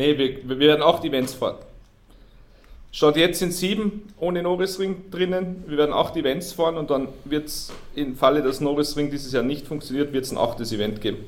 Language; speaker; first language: German; native; German